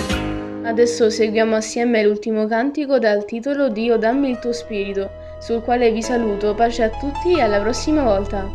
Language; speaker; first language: Italian; native; Italian